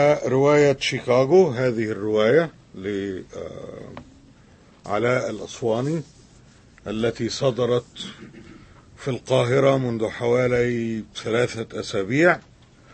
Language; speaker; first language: Arabic; native; Arabic